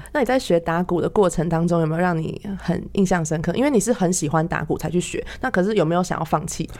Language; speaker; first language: Chinese; native; Chinese